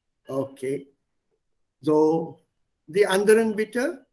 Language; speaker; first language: German; non-native, fluent; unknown